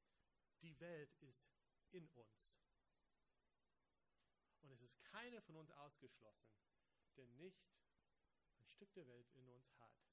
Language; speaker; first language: German; non-native, fluent; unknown